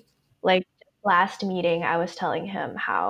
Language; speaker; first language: English; non-native, local second language; Cantonese